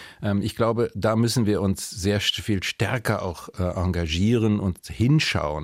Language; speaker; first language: German; native; German